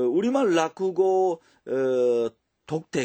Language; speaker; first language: Korean; non-native, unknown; Japanese